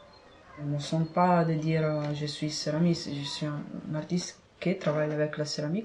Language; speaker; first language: French; non-native, fluent; Italian